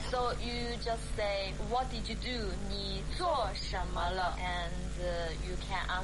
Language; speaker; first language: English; non-native, fluent; Chinese